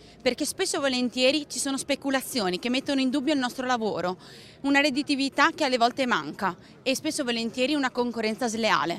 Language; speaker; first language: Italian; native; Italian